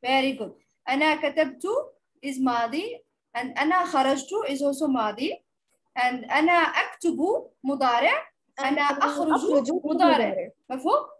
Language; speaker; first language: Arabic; non-native, fluent; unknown